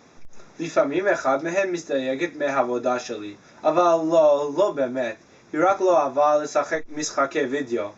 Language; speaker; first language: Hebrew; non-native, learner; English